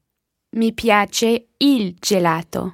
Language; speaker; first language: Italian; non-native, learner; English